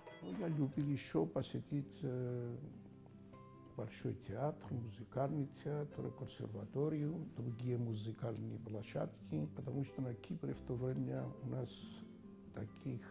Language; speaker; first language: Russian; non-native, fluent; Greek